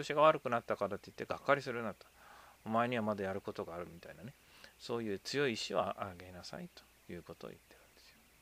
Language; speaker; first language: Japanese; native; Japanese